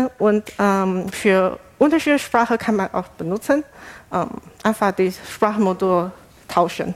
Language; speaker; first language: German; non-native, fluent; Chinese